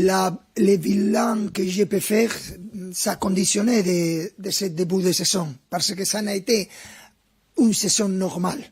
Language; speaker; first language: French; non-native, fluent; Spanish